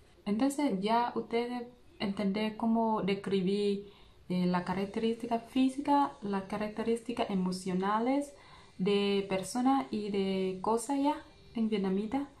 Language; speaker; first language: Spanish; non-native, learner; Vietnamese